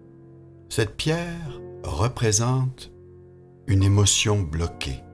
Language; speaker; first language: French; native; French